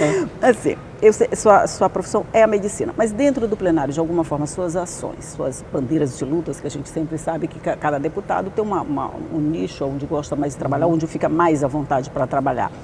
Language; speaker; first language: Portuguese; native; Portuguese